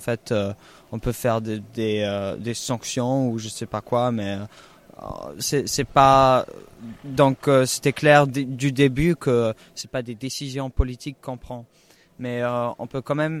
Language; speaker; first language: French; non-native, fluent; German